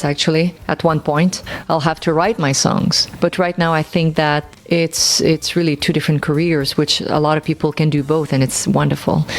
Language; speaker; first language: English; non-native, local second language; French